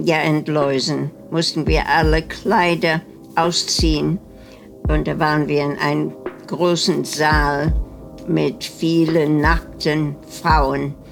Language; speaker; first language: German; non-native, fluent; Dutch